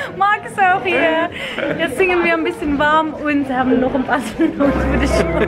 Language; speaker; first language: German; non-native, fluent; Dutch